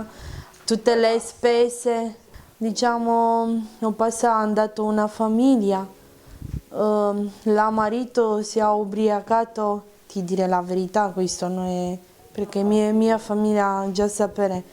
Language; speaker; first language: Italian; non-native, learner; Romanian